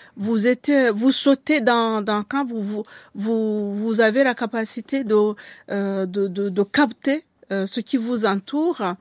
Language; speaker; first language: French; non-native, local second language; Kinyarwanda